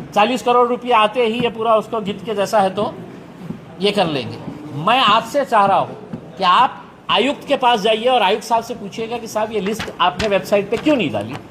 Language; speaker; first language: Hindi; non-native, local second language; Marathi